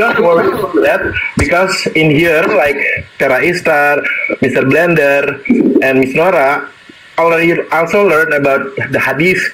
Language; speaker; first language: English; non-native, learner; Indonesian